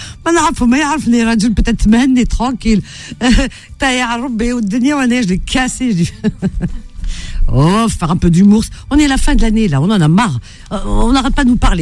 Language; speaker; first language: French; native; French